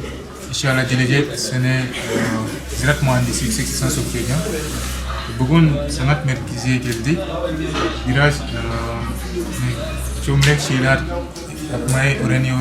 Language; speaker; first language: Turkish; non-native, learner; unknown